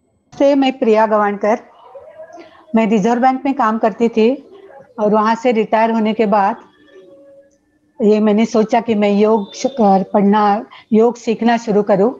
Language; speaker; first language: Hindi; non-native, local second language; Marathi